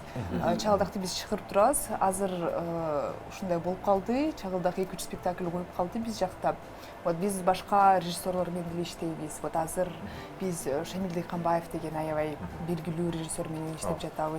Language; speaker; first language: Kyrgyz; non-native, local second language; Russian